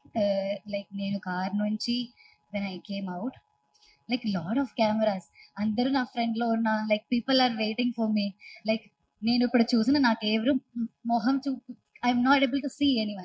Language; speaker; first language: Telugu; non-native, learner; Malayalam